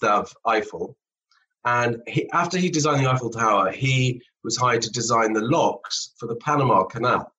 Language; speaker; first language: English; native; English